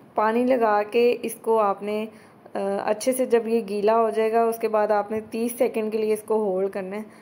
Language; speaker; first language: Urdu; native; Urdu